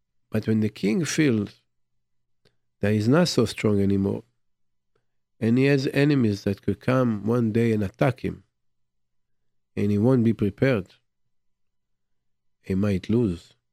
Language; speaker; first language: English; non-native, fluent; Hebrew